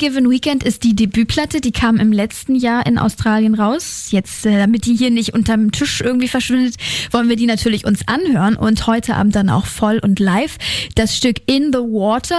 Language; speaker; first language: German; native; German